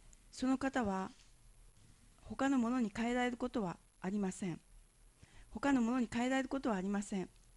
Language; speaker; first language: Japanese; native; Japanese